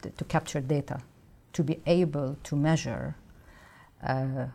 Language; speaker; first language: English; non-native, fluent; Arabic